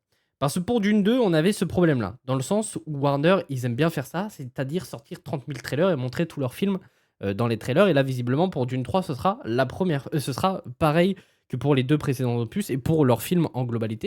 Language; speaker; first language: French; native; French